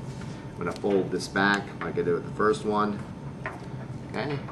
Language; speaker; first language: English; native; English